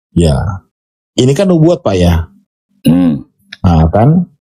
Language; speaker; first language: Indonesian; native; Indonesian